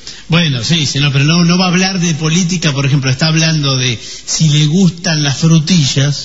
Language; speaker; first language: Spanish; native; Spanish